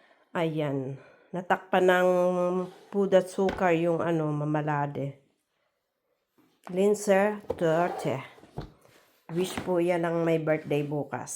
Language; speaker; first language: Filipino; native; Filipino